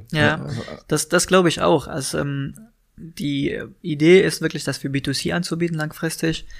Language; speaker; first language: German; non-native, fluent; Arabic